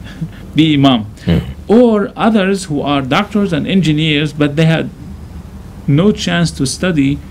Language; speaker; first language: English; non-native, fluent; Arabic